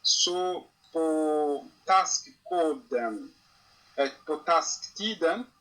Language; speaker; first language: Swedish; non-native, learner; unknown